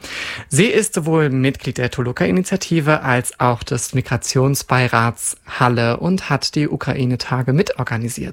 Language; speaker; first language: German; native; German